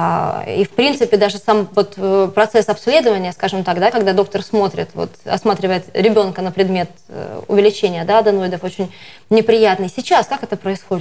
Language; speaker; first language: Russian; native; Russian